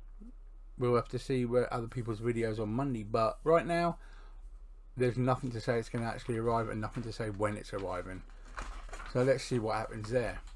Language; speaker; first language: English; native; English